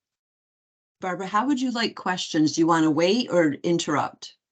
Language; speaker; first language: English; native; English